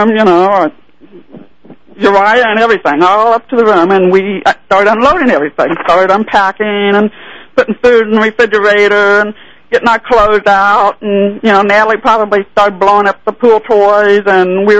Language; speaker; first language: English; native; English